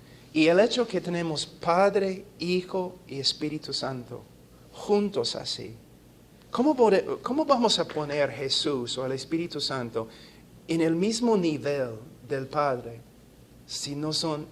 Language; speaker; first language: Spanish; non-native, fluent; English